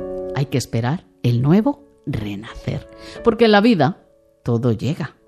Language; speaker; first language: Spanish; native; Spanish